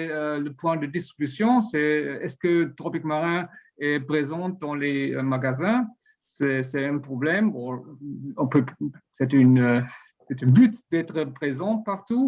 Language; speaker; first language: French; non-native, learner; German